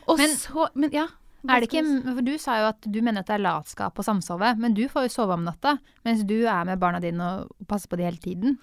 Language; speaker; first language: Norwegian; native; Norwegian